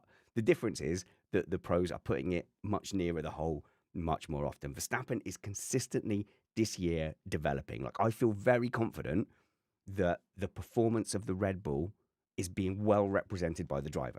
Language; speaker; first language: English; native; English